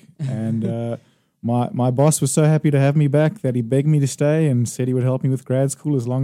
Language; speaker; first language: English; native; English